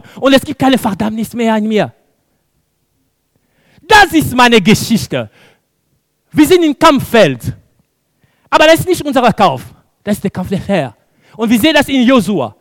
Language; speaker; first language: German; non-native, fluent; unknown